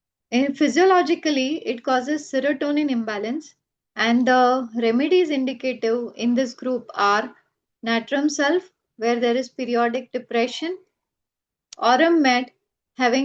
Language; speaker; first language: English; non-native, local second language; Gujarati